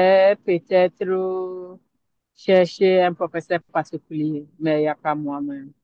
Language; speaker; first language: French; non-native, learner; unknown